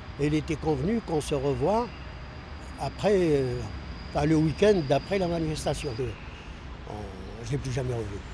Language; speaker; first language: French; non-native, local second language; Arabic